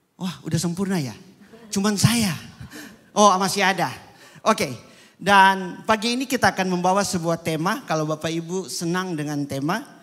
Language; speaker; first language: Indonesian; native; Indonesian